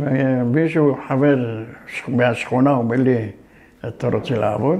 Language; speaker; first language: Hebrew; early bilingual, other home language; Arabic